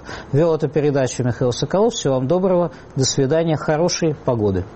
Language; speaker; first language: Russian; native; Russian